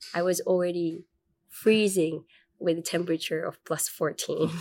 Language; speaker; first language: English; non-native, local second language; Filipino